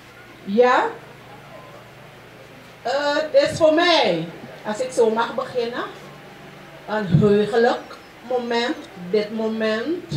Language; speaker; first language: Dutch; non-native, local second language; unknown